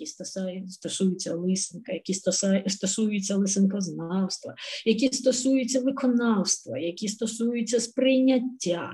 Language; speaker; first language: Ukrainian; native; Ukrainian